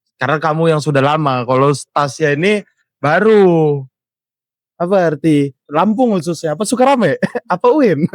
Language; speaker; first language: Indonesian; native; Indonesian